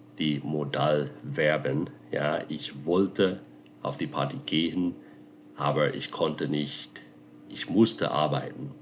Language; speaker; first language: German; non-native, fluent; English